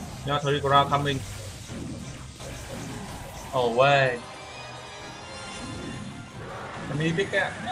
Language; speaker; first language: English; non-native, learner; Vietnamese